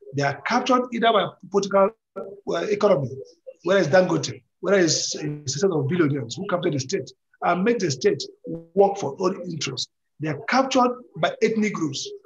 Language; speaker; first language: English; non-native, local second language; Igbo